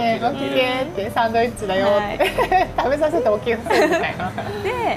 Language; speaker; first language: Japanese; native; Japanese